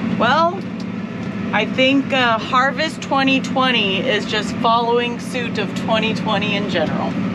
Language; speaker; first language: English; native; English